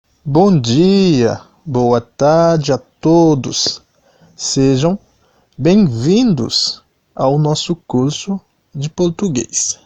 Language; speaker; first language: Portuguese; non-native, fluent; Haitian Creole